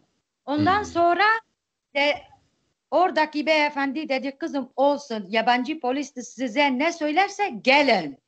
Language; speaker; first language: Turkish; non-native, local second language; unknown